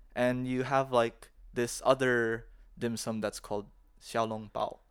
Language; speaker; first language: English; non-native, local second language; Filipino